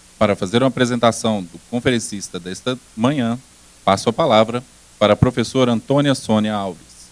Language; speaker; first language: Portuguese; native; Portuguese